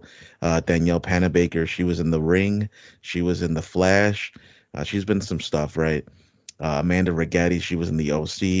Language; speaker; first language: English; native; English